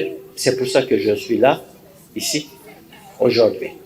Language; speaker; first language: French; non-native, fluent; Turkish